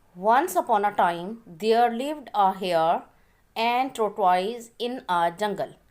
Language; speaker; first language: English; non-native, local second language; Urdu